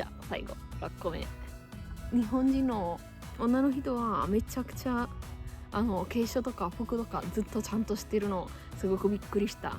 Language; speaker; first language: Japanese; non-native, fluent; Italian